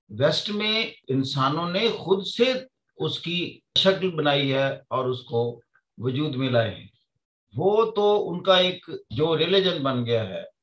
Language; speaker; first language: Urdu; non-native, local second language; Punjabi